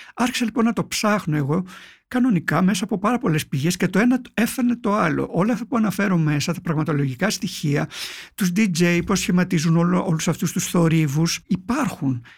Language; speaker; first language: Greek; native; Greek